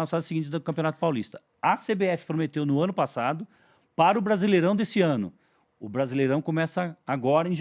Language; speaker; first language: Portuguese; native; Portuguese